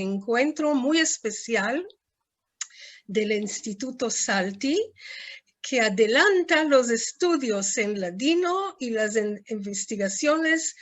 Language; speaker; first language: Spanish; non-native, fluent; Hebrew